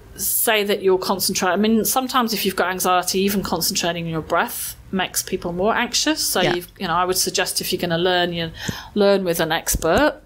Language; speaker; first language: English; native; English